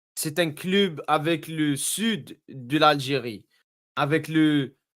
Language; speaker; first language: French; non-native, learner; English